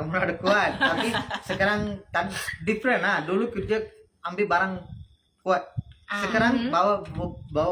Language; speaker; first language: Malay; non-native, local second language; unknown